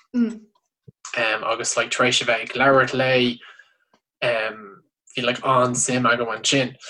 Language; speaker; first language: Irish; non-native, local second language; English